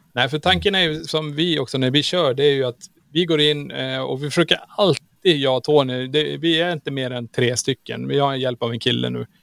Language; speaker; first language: Swedish; native; Swedish